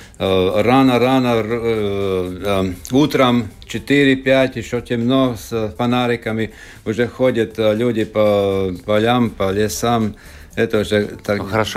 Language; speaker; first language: Russian; non-native, local second language; Latvian